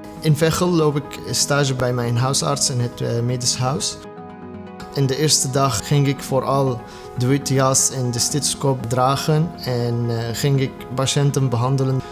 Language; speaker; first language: Dutch; non-native, learner; Arabic